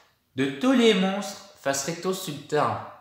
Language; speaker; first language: French; native; French